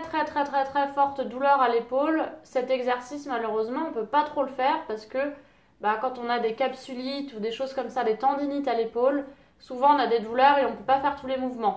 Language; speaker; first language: French; native; French